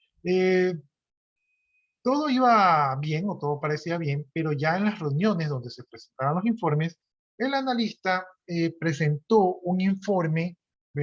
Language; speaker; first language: Spanish; native; Spanish